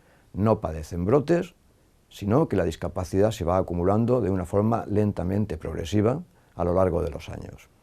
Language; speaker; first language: Spanish; native; Spanish